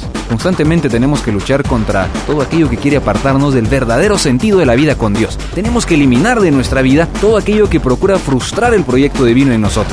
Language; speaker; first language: Spanish; native; Spanish